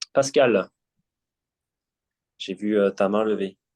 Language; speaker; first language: French; native; French